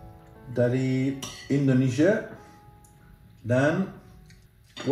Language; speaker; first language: Indonesian; non-native, learner; French